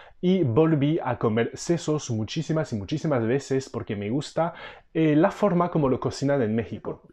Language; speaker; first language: Spanish; non-native, fluent; French